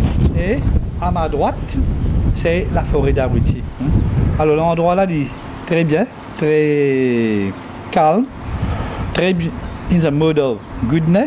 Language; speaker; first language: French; non-native, local second language; Morisyen